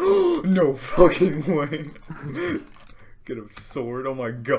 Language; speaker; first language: English; native; English